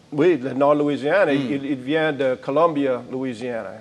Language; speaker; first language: French; non-native, learner; English